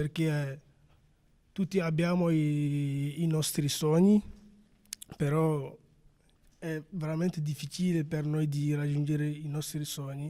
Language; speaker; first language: Italian; non-native, learner; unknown